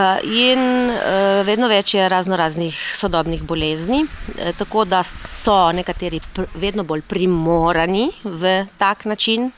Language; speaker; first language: Slovenian; native; Slovenian